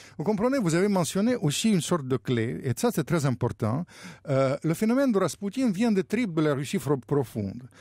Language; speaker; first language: French; non-native, fluent; Russian